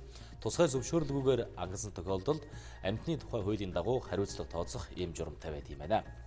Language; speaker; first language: Mongolian; native; Mongolian